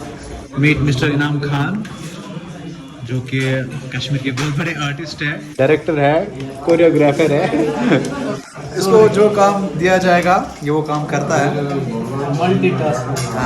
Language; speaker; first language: Hindi; non-native, local second language; Kashmiri